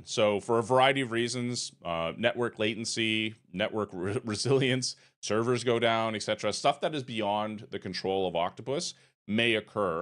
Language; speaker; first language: English; native; English